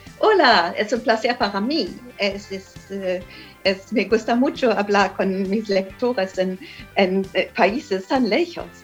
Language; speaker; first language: Spanish; non-native, learner; German